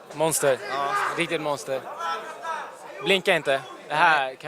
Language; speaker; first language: Swedish; native; Swedish